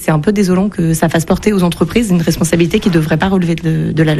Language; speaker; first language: French; native; French